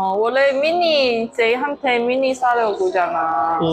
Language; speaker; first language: Korean; non-native, learner; Chinese